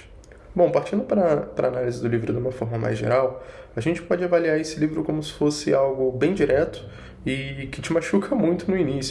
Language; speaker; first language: Portuguese; native; Portuguese